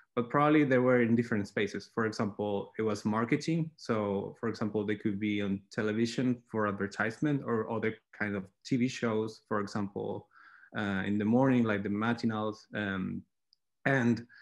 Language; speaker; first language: English; non-native, fluent; Spanish